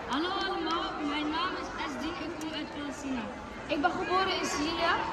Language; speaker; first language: Dutch; non-native, fluent; Arabic